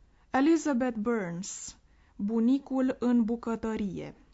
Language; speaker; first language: Romanian; native; Romanian